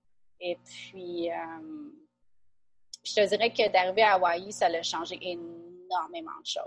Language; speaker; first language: French; native; French